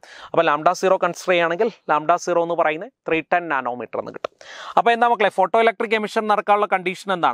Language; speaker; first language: Malayalam; native; Malayalam